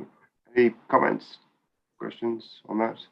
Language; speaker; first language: English; native; English